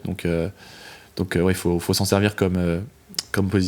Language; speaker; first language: French; native; French